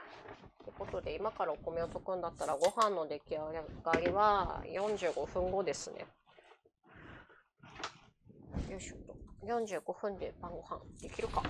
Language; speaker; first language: Japanese; native; Japanese